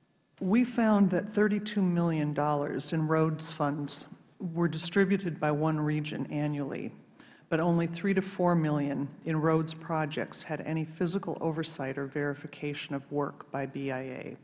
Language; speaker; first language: English; native; English